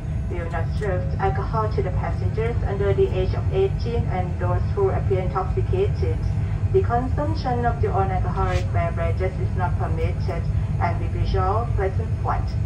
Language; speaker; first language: English; non-native, fluent; Thai